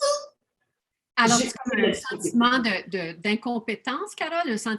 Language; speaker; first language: French; native; French